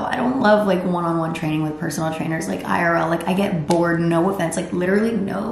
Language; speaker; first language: English; native; English